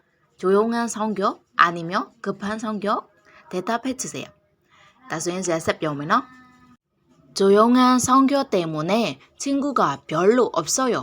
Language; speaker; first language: Korean; non-native, fluent; Burmese